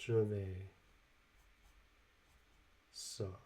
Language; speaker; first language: Korean; non-native, learner; English